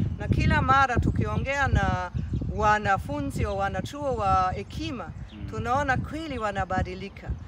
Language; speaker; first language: Swahili; non-native, fluent; German